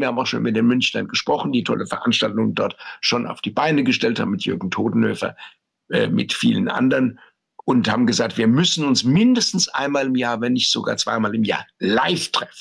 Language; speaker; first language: German; native; German